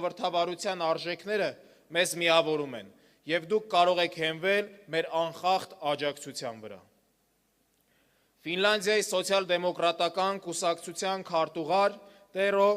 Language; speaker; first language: Armenian; native; Armenian